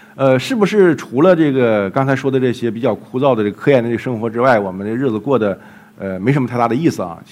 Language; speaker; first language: Chinese; native; Chinese